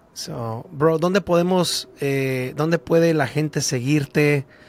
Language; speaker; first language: Spanish; native; Spanish